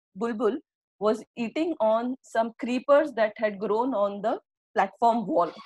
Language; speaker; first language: English; non-native, local second language; Marathi